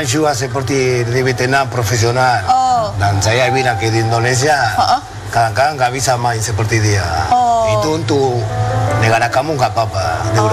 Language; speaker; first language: Indonesian; non-native, fluent; Spanish